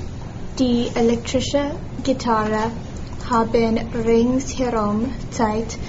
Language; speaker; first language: German; non-native, learner; English